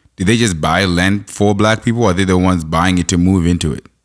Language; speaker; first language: English; non-native, local second language; Shona